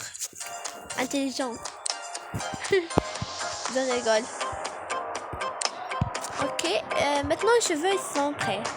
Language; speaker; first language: French; non-native, learner; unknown